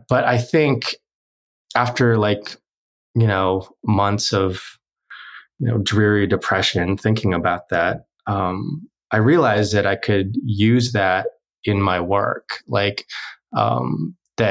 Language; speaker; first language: English; early bilingual, other home language; Korean